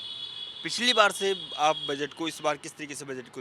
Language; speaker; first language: Hindi; native; Hindi